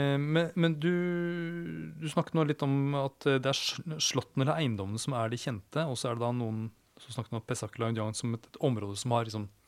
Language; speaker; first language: Norwegian; native; Norwegian